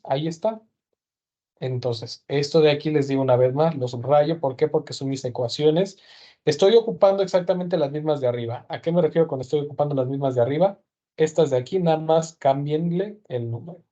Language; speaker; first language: Spanish; native; Spanish